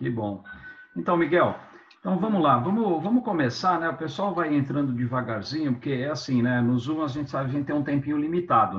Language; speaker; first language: Portuguese; native; Portuguese